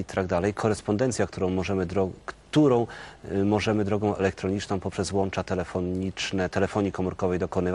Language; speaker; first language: Polish; native; Polish